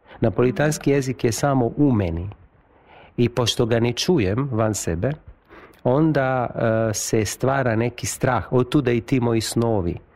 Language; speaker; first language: Serbian; non-native, fluent; Italian